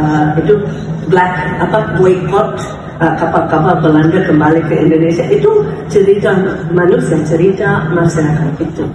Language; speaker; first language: Indonesian; non-native, fluent; English